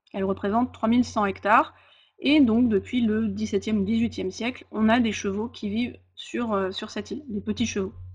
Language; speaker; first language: French; native; French